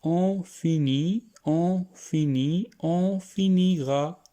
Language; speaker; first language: French; non-native, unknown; Hindi